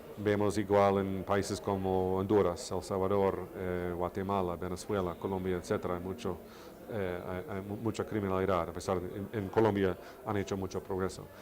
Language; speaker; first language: Spanish; non-native, fluent; English